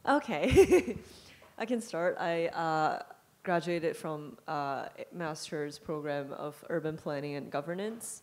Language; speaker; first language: English; non-native, fluent; Chinese